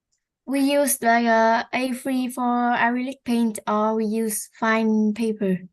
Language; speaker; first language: English; non-native, learner; Vietnamese